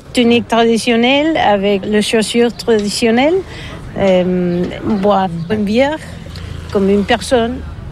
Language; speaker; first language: French; non-native, learner; Catalan